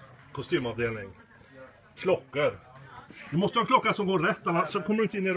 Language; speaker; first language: Swedish; native; Swedish